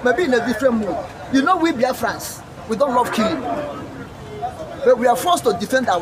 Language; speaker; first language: English; non-native, local second language; Igbo